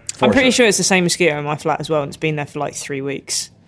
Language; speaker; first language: English; native; English